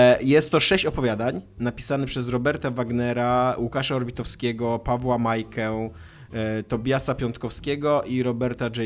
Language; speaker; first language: Polish; native; Polish